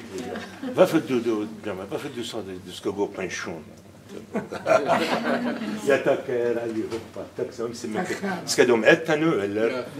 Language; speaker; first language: Swedish; non-native, fluent; Arabic